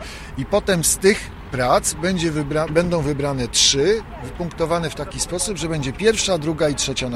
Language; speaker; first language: Polish; native; Polish